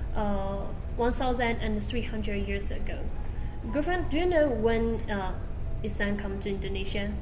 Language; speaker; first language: English; non-native, learner; Chinese